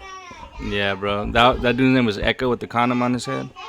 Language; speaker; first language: English; native; English